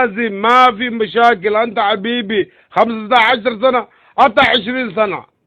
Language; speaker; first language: Arabic; non-native, learner; Somali